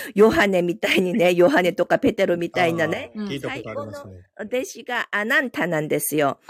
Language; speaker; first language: Japanese; non-native, fluent; Korean